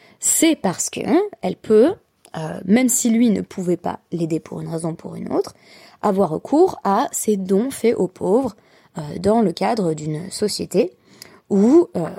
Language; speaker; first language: French; native; French